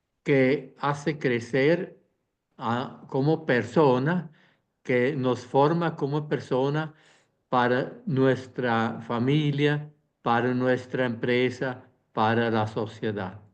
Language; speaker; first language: Spanish; non-native, fluent; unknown